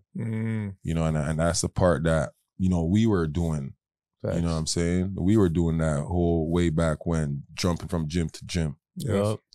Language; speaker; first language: English; native; English